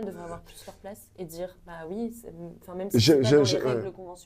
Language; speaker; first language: French; native; French